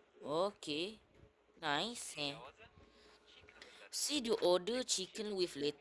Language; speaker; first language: English; non-native, local second language; Malay